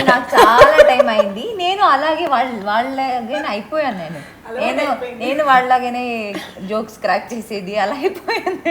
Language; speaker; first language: Telugu; non-native, learner; Tamil